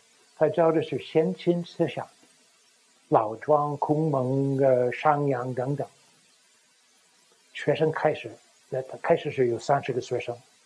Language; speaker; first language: Chinese; non-native, fluent; English